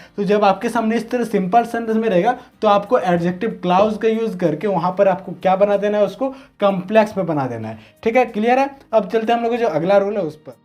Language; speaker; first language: Hindi; native; Hindi